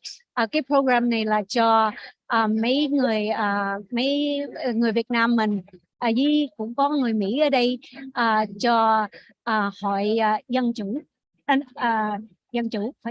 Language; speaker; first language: Vietnamese; early bilingual, heritage; Vietnamese